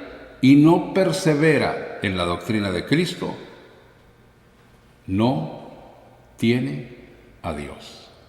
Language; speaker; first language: Spanish; native; Spanish